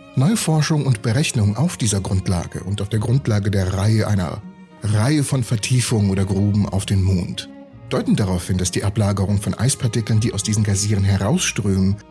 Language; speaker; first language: German; early bilingual, other home language; Russian